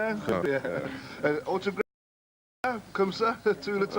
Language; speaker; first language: French; non-native, learner; English